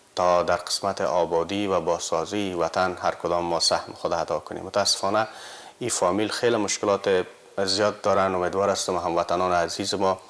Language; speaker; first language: Persian; native; Persian